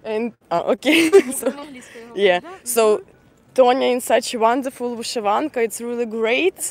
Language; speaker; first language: English; non-native, fluent; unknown